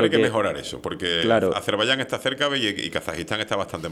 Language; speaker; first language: Spanish; native; Spanish